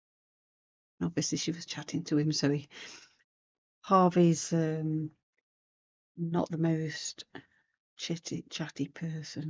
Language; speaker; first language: English; native; English